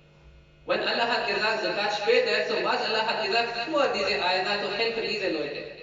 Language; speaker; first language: German; non-native, learner; Urdu